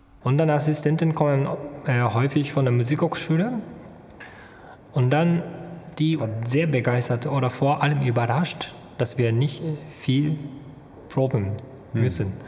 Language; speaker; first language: German; non-native, fluent; Japanese